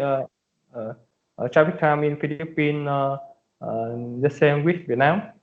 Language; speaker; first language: English; non-native, learner; Vietnamese